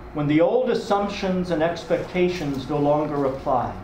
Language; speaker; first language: English; native; English